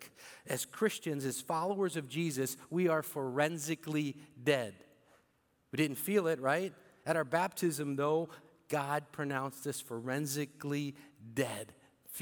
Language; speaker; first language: English; early bilingual, other home language; Bikol